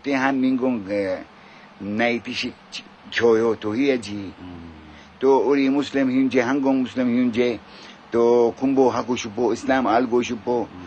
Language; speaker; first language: Korean; non-native, learner; Arabic